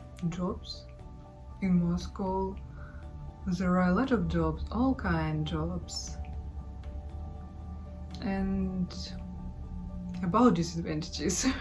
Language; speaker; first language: English; non-native, learner; Russian